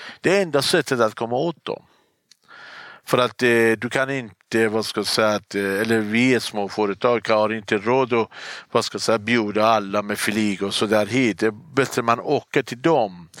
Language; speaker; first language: Swedish; non-native, fluent; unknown